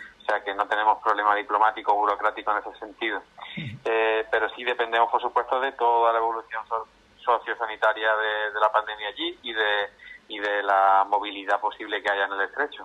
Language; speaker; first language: Spanish; native; Spanish